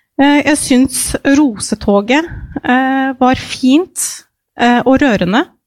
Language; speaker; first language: Norwegian; non-native, fluent; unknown